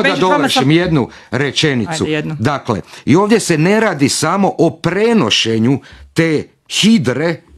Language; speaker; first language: Croatian; native; Croatian